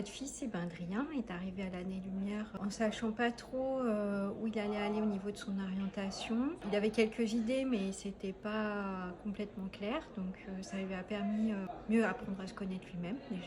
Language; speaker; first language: French; native; French